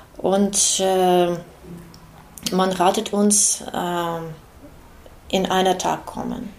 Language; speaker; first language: German; non-native, learner; Ukrainian